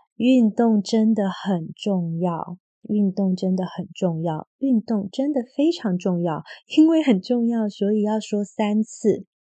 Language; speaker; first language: Chinese; native; Chinese